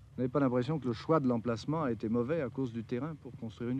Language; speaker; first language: French; native; French